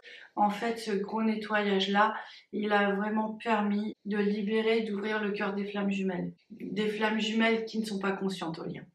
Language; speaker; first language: French; native; French